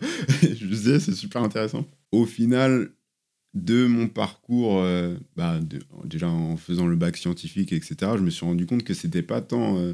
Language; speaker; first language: French; native; French